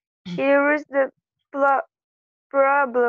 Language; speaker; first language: English; non-native, learner; Portuguese